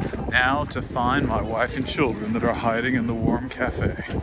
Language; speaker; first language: English; native; English